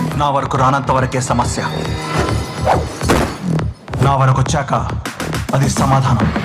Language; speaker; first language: Telugu; native; Telugu